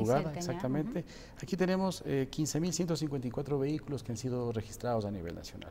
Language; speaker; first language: Spanish; native; Spanish